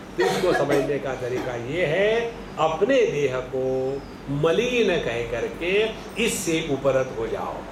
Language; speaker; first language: Hindi; non-native, local second language; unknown